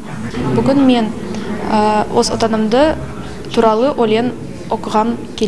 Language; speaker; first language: Kazakh; non-native, local second language; Russian